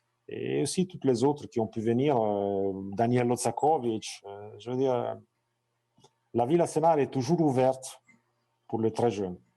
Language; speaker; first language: French; non-native, fluent; Italian